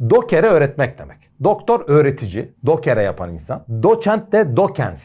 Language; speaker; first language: Turkish; native; Turkish